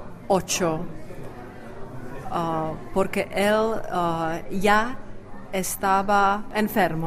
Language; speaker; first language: Spanish; non-native, fluent; Czech